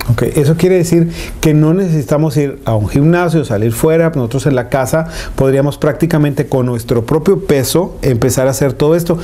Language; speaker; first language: Spanish; native; Spanish